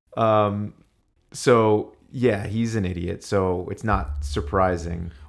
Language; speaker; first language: English; native; English